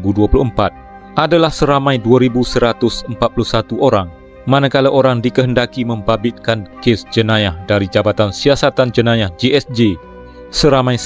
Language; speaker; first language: Malay; native; Malay